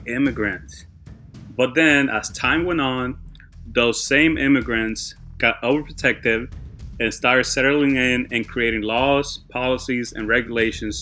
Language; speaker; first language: English; early bilingual, other home language; Spanish